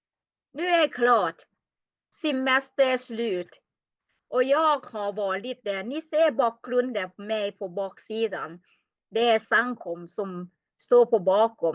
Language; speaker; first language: Swedish; non-native, learner; Thai